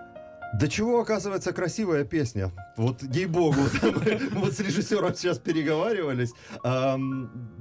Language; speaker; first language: Russian; native; Russian